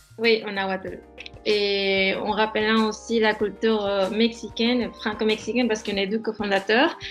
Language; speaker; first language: French; non-native, fluent; Spanish